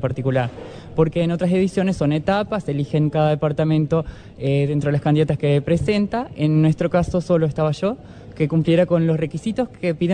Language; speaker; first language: Spanish; native; Spanish